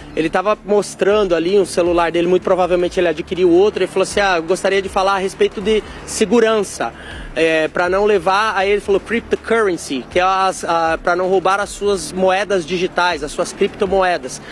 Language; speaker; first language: Portuguese; native; Portuguese